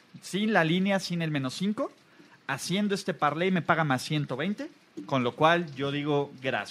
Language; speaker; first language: Spanish; native; Spanish